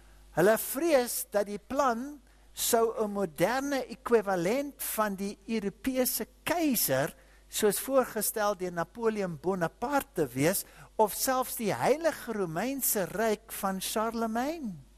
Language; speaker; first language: Afrikaans; non-native, fluent; German